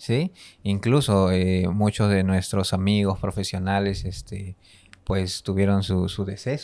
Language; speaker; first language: Spanish; native; Spanish